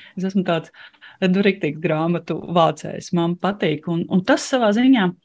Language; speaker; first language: Latvian; non-native, local second language; Russian